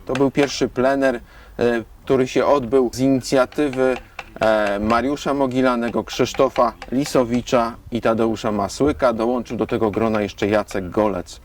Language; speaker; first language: Polish; native; Polish